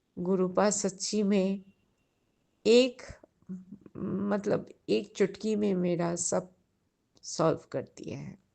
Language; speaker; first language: Hindi; non-native, local second language; Bangla